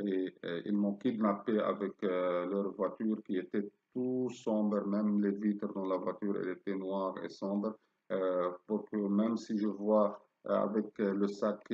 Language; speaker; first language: French; non-native, fluent; Arabic